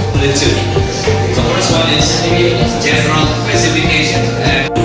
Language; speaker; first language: English; non-native, fluent; Indonesian